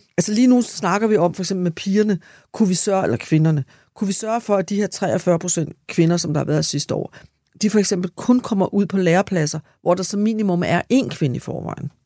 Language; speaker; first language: Danish; native; Danish